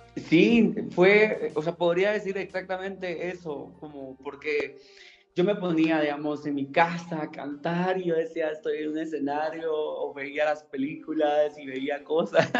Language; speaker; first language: Spanish; native; Spanish